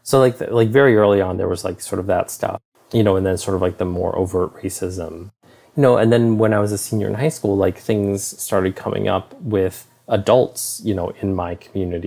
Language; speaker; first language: English; native; English